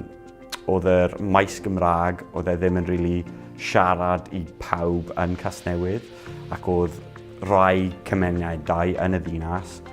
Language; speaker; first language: Welsh; non-native, local second language; English